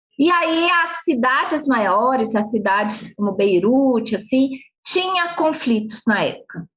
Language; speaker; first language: Portuguese; non-native, fluent; Arabic